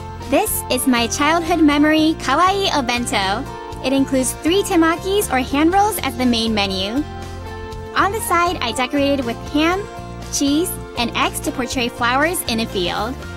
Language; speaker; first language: English; early bilingual, other home language; Japanese